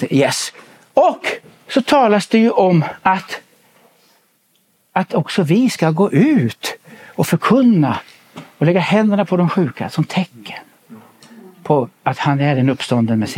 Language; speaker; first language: Swedish; native; Swedish